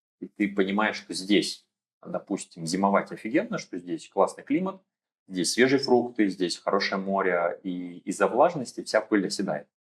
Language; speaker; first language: Russian; native; Russian